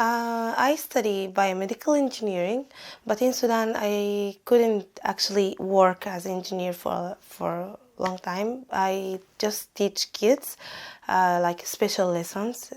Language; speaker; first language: English; non-native, fluent; Arabic